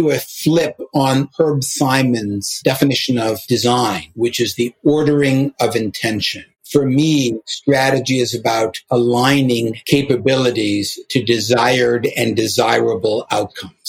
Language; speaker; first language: English; native; English